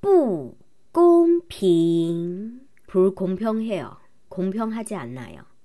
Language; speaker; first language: Korean; non-native, fluent; Chinese